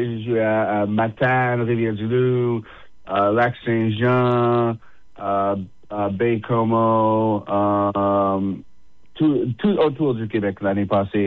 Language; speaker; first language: French; non-native, local second language; English